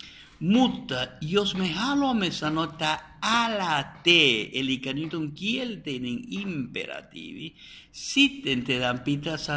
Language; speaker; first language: Finnish; non-native, fluent; Spanish